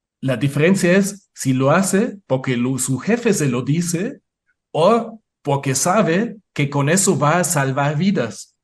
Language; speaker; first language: Spanish; non-native, fluent; German